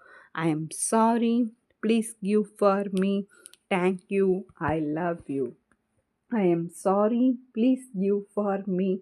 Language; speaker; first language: English; non-native, learner; Tamil